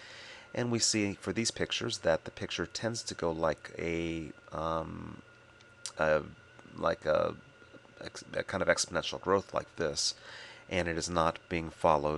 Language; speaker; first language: English; native; English